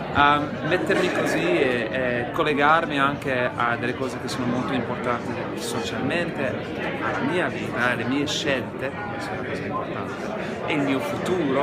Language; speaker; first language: Italian; non-native, fluent; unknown